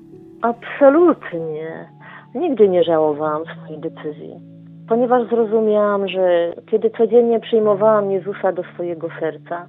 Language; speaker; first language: Polish; native; Polish